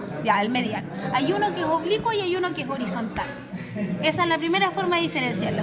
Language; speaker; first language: Spanish; native; Spanish